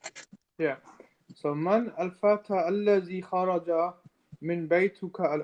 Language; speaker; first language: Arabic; non-native, learner; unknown